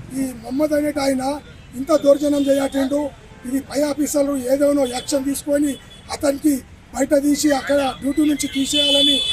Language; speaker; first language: Telugu; native; Telugu